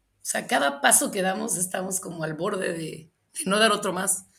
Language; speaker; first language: Spanish; native; Spanish